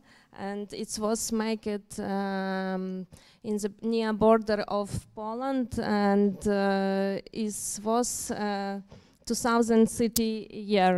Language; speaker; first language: English; non-native, learner; Ukrainian